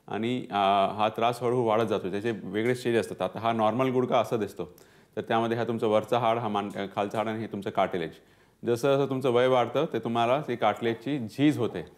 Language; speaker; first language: Marathi; non-native, local second language; Punjabi